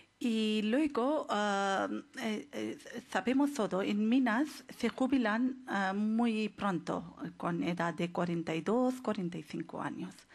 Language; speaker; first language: Spanish; non-native, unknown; Urdu